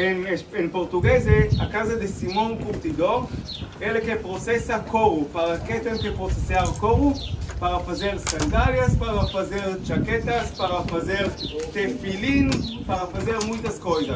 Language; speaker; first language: Portuguese; non-native, fluent; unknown